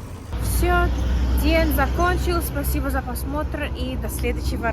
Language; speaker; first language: Russian; non-native, fluent; English